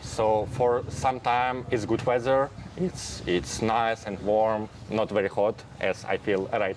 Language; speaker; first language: English; non-native, fluent; Russian